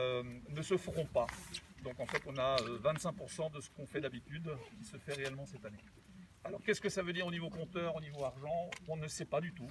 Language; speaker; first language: French; native; French